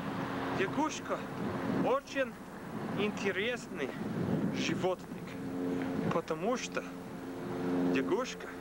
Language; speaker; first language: Russian; non-native, learner; English